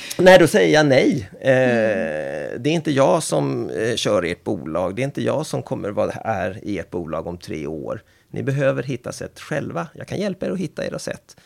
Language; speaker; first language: Swedish; native; Swedish